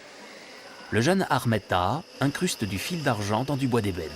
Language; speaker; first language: French; native; French